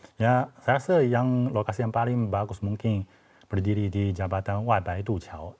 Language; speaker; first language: Malay; non-native, fluent; Chinese